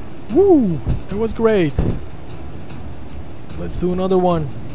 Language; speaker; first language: English; non-native, fluent; Turkish